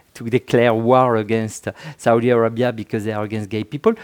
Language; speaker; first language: English; non-native, fluent; French